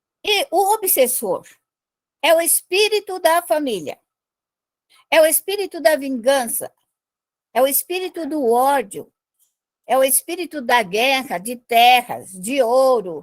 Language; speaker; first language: Portuguese; native; Portuguese